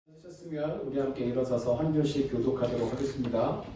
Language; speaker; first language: Korean; native; Korean